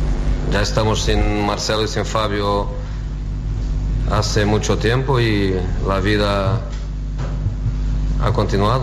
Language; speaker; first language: Spanish; non-native, fluent; Portuguese